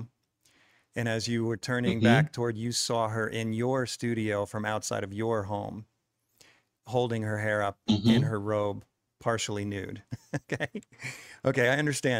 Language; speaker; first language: English; native; English